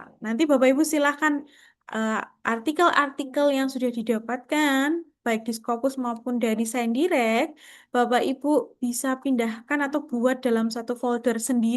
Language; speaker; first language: Indonesian; native; Indonesian